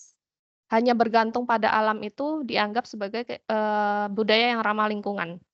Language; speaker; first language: Indonesian; native; Indonesian